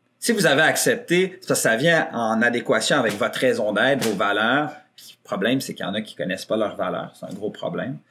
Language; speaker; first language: French; native; French